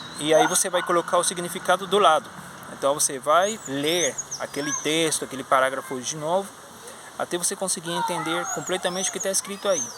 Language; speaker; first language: Portuguese; non-native, fluent; Spanish